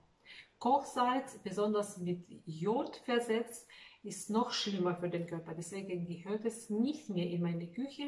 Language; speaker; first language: German; non-native, fluent; Russian